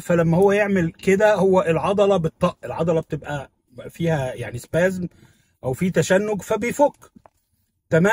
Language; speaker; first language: Arabic; native; Arabic